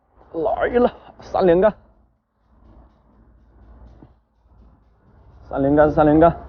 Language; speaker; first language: Chinese; native; Chinese